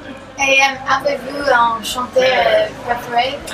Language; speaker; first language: French; non-native, learner; English